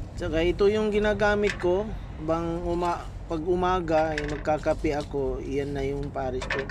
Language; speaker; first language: Filipino; non-native, local second language; Cebuano